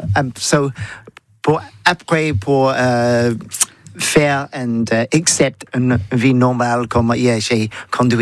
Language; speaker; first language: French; non-native, learner; English